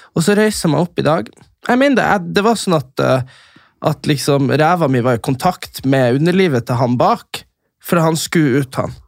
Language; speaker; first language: Norwegian; native; Norwegian